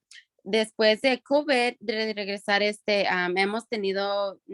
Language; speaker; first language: Spanish; early bilingual, other home language; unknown